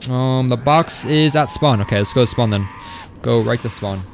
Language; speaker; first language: English; native; English